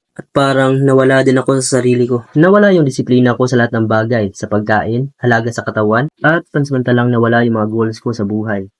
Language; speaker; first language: Filipino; non-native, local second language; Cebuano